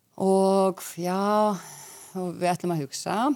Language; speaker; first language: Icelandic; non-native, fluent; Hungarian